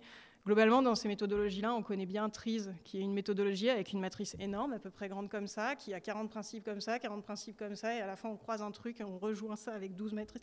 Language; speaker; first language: French; native; French